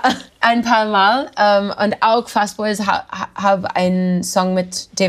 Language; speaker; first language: German; non-native, learner; English